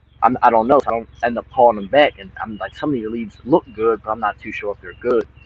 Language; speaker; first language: English; native; English